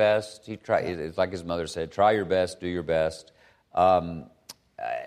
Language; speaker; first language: English; native; English